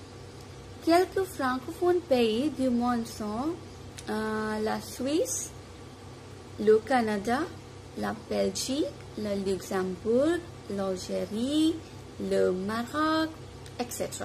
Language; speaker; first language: French; non-native, fluent; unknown